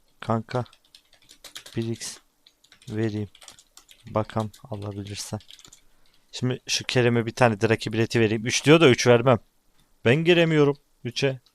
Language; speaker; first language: Turkish; native; Turkish